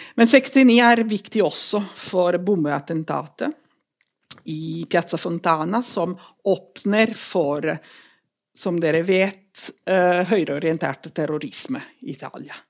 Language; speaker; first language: Norwegian; non-native, fluent; Italian